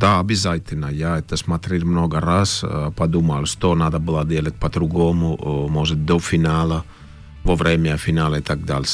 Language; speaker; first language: Russian; non-native, fluent; Finnish